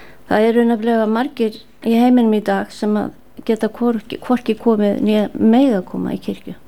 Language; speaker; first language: Icelandic; native; Icelandic